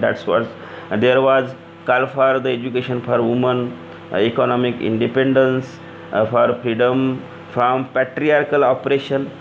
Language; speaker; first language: English; non-native, local second language; Marathi